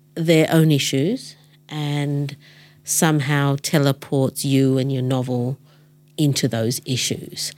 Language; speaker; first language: English; native; English